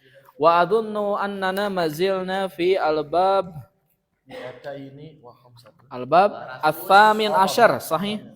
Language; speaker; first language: Arabic; non-native, fluent; Indonesian